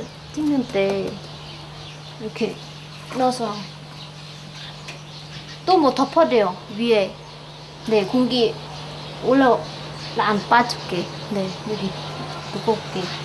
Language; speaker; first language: Korean; non-native, local second language; Lao